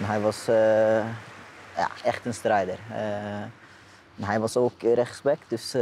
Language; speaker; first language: Dutch; non-native, fluent; Norwegian